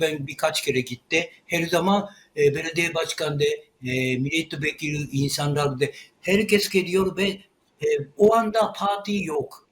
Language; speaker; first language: Turkish; non-native, learner; Japanese